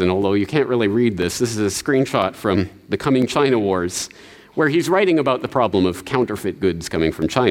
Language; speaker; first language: English; native; English